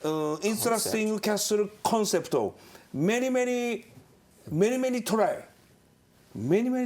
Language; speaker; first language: English; non-native, learner; Japanese